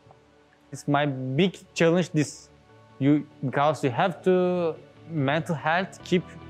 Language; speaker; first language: English; non-native, learner; Turkish